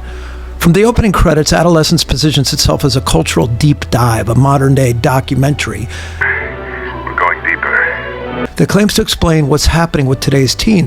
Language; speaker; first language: English; native; English